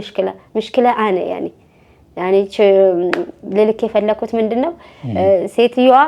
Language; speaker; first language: Arabic; non-native, learner; Amharic